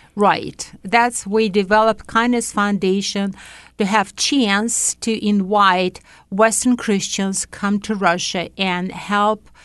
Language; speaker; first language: English; non-native, fluent; Latvian